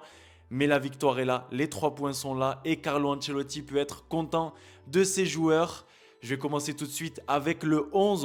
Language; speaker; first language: French; native; French